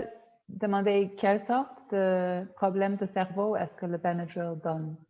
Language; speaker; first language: French; non-native, fluent; Polish